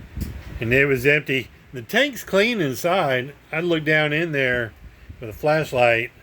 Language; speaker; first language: English; native; English